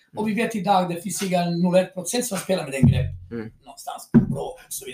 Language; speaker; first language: Swedish; non-native, fluent; Croatian